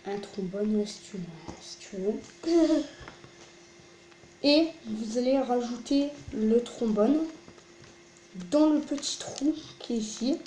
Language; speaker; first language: French; native; French